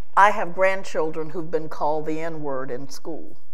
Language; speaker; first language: English; native; English